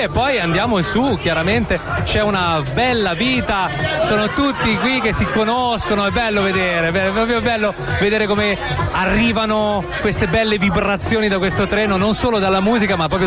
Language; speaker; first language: Italian; native; Italian